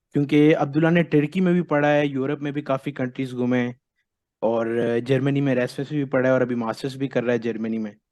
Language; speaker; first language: Urdu; native; Urdu